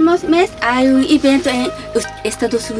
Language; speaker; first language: Spanish; non-native, learner; Japanese